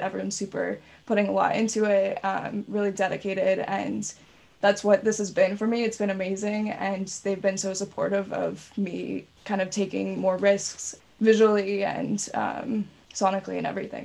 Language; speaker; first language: English; native; English